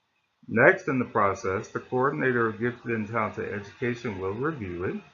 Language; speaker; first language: English; native; English